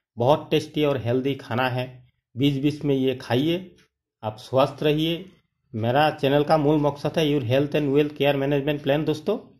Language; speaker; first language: Hindi; non-native, local second language; Bangla